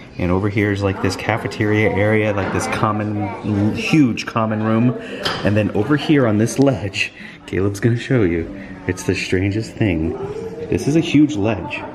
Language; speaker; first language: English; native; English